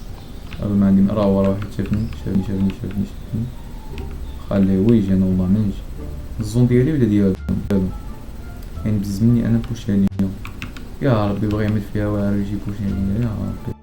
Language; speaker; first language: Arabic; native; Arabic